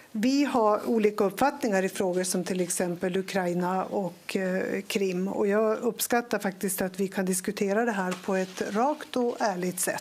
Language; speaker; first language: Swedish; native; Swedish